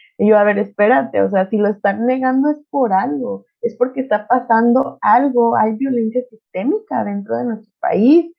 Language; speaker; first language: Spanish; non-native, local second language; Nahuatl languages